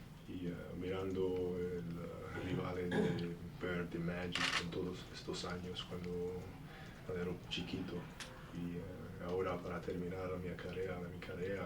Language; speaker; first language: Spanish; early bilingual, heritage; English